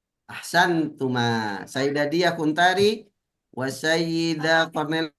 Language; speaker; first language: Arabic; non-native, fluent; Indonesian